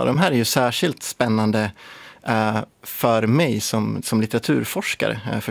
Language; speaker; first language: Swedish; native; Swedish